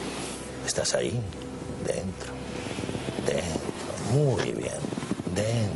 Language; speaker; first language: Spanish; native; Spanish